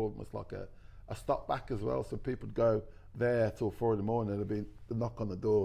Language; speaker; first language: English; native; English